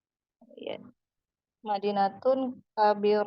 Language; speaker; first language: Arabic; non-native, learner; Indonesian